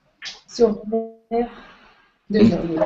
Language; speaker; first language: French; non-native, learner; Russian